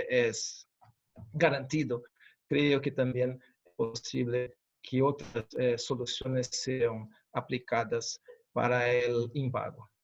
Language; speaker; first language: Spanish; non-native, fluent; Portuguese